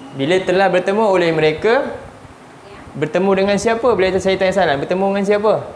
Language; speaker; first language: Malay; native; Malay